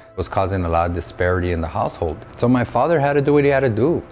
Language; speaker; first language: English; native; English